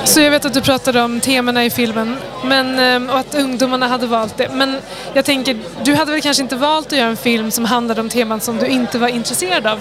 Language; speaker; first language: Swedish; native; Swedish